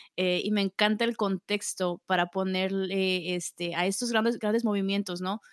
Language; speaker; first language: Spanish; early bilingual, heritage; Spanish